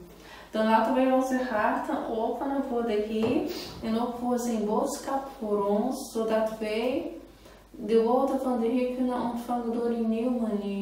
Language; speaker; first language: Dutch; non-native, fluent; Portuguese